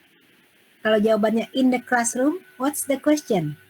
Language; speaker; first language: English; non-native, fluent; Indonesian